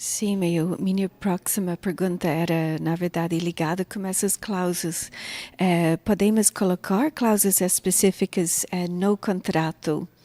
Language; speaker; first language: Portuguese; non-native, learner; English